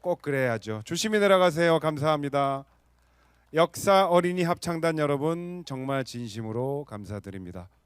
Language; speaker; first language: Korean; native; Korean